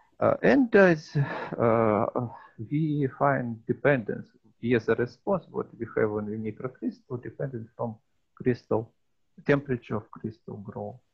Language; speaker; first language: English; non-native, learner; Russian